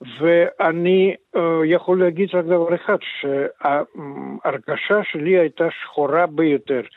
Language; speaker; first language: Hebrew; non-native, fluent; Russian